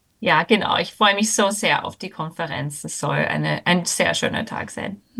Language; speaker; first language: German; non-native, fluent; English